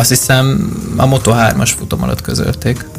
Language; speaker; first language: Hungarian; native; Hungarian